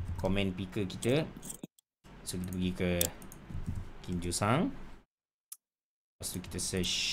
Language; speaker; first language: Malay; native; Malay